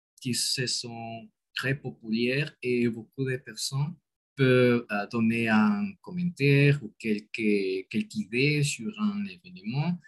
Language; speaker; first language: French; non-native, learner; Spanish